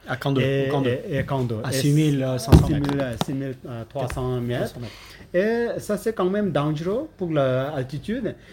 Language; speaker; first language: French; non-native, learner; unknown